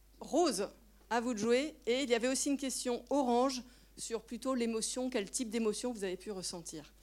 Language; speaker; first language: French; native; French